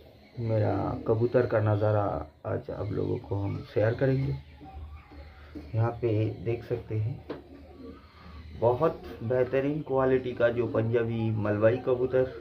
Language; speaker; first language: Hindi; non-native, local second language; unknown